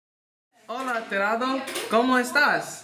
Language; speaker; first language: Spanish; non-native, learner; English